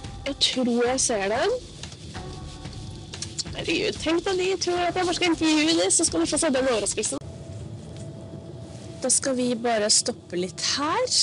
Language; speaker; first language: Norwegian; native; Norwegian